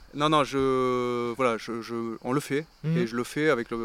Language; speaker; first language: French; native; French